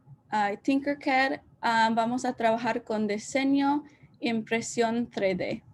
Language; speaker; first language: Spanish; early bilingual, heritage; Spanish